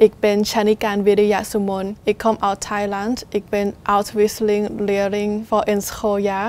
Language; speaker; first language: Dutch; non-native, learner; Thai